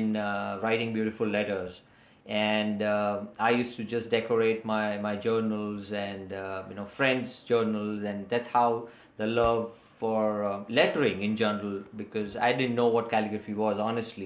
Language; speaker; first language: English; native; English